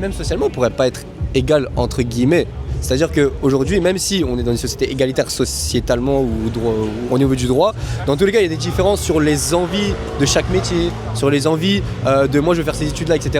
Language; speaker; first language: French; native; French